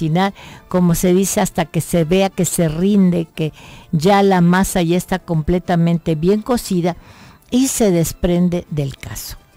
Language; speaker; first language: Spanish; native; Spanish